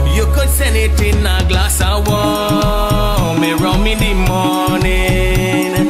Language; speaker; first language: English; native; English